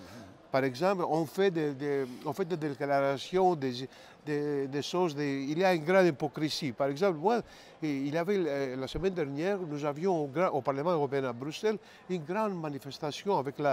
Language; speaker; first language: French; non-native, fluent; Greek